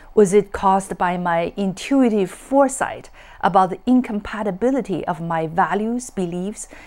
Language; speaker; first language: English; non-native, fluent; Chinese